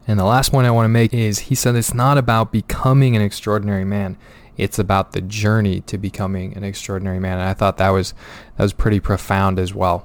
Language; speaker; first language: English; native; English